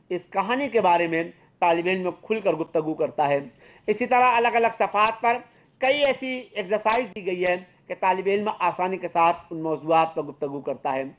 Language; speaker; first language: Urdu; native; Urdu